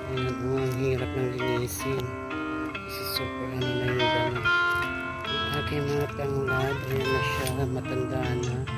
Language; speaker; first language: Filipino; non-native, local second language; Waray